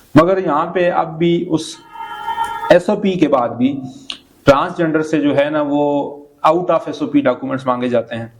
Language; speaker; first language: Urdu; non-native, local second language; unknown